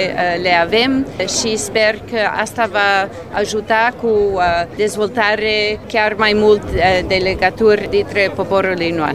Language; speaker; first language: Romanian; non-native, fluent; English